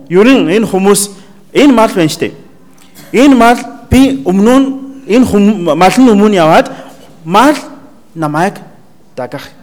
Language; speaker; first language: Mongolian; non-native, learner; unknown